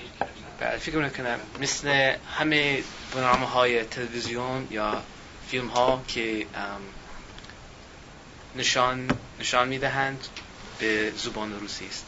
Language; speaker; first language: Persian; non-native, learner; English